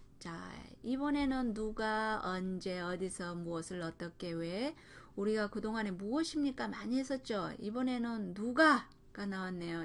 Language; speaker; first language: Korean; native; Korean